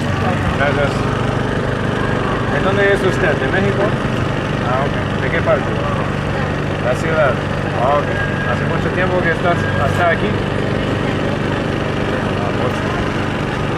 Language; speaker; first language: Spanish; non-native, fluent; English